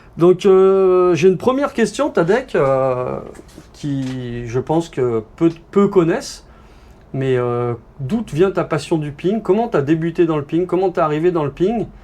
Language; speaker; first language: French; native; French